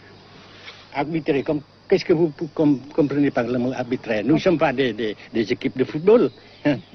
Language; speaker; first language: French; non-native, fluent; Vietnamese